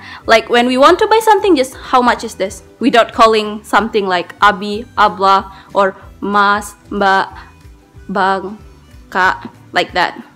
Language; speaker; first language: English; non-native, learner; Indonesian